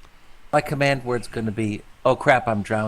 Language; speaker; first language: English; native; English